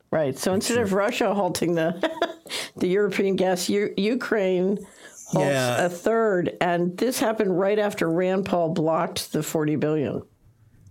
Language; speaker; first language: English; native; English